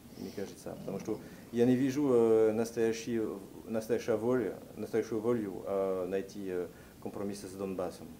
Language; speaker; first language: Russian; non-native, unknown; French